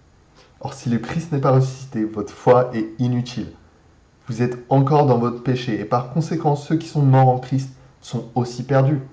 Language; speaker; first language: French; native; French